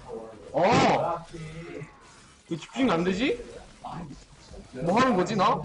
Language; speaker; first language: Korean; native; Korean